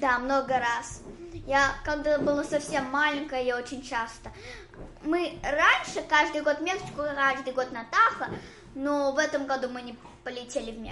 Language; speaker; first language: Russian; early bilingual, heritage; Russian